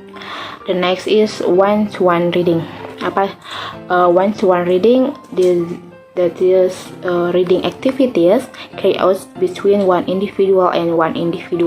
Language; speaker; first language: English; non-native, learner; Indonesian